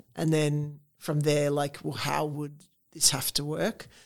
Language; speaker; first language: English; native; English